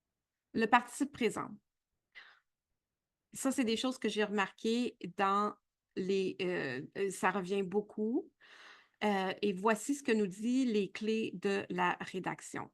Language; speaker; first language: French; native; French